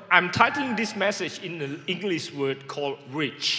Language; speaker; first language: English; non-native, fluent; Indonesian